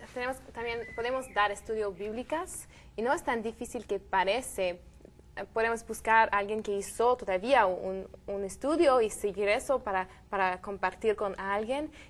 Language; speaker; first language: Spanish; non-native, learner; French